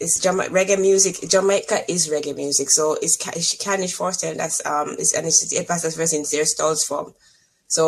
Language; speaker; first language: German; non-native, learner; English